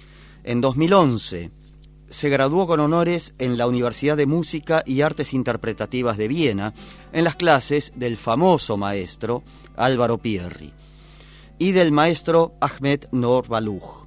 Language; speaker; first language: Spanish; native; Spanish